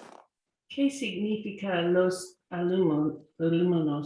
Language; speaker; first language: Spanish; non-native, learner; English